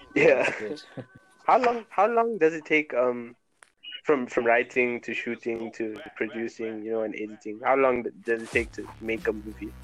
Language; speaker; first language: English; native; English